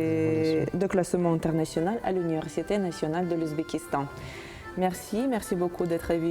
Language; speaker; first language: French; non-native, fluent; Uzbek